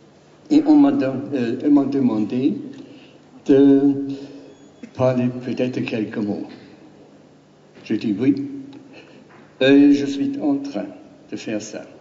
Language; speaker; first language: French; non-native, learner; German